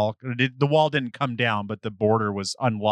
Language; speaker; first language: English; native; English